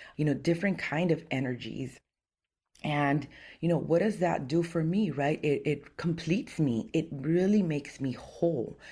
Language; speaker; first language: English; early bilingual, other home language; Spanish